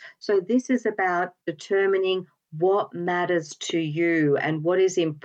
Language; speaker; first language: English; native; English